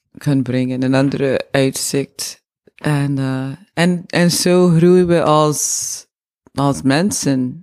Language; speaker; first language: Dutch; non-native, fluent; English